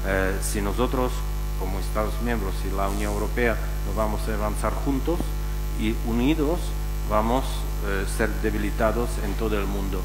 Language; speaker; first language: Spanish; non-native, fluent; Czech